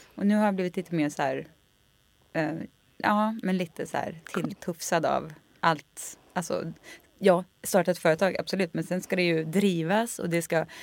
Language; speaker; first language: Swedish; native; Swedish